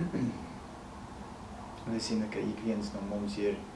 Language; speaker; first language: Latvian; non-native, fluent; English